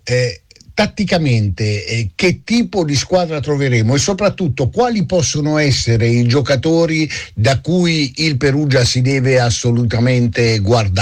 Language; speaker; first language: Italian; native; Italian